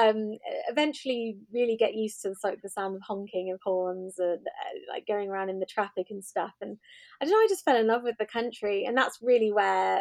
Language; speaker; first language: English; native; English